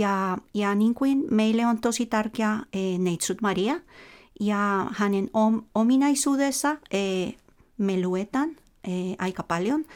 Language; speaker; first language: Finnish; non-native, fluent; Spanish